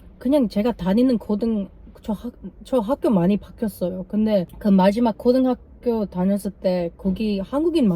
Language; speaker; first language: Korean; non-native, learner; English